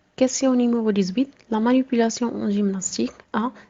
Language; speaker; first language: French; non-native, local second language; Arabic